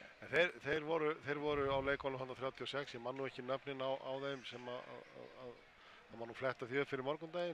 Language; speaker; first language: Icelandic; native; Icelandic